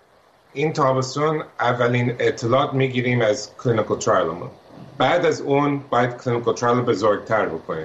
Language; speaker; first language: Persian; early bilingual, heritage; Persian